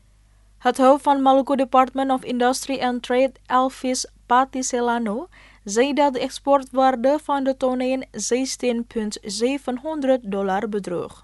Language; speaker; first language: Dutch; non-native, fluent; Indonesian